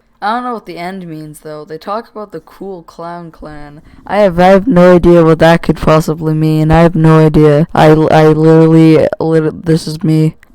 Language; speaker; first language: English; native; English